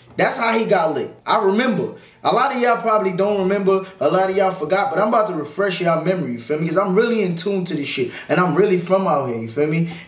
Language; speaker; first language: English; native; English